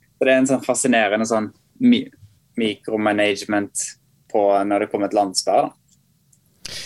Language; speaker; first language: Norwegian; native; Norwegian